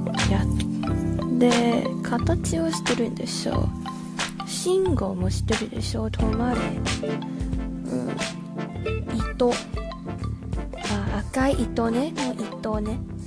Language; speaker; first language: Japanese; non-native, learner; Cantonese